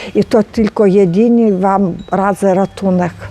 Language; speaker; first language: Polish; non-native, learner; Ukrainian